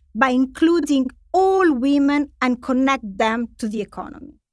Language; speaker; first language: English; non-native, fluent; Italian